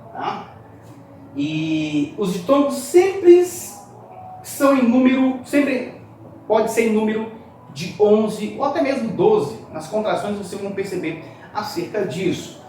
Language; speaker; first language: Portuguese; native; Portuguese